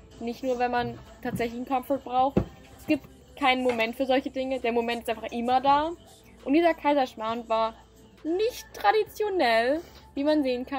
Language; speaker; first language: German; native; German